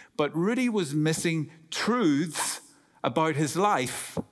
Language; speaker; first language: English; native; English